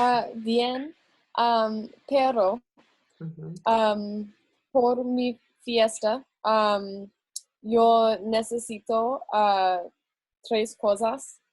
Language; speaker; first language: Spanish; non-native, learner; English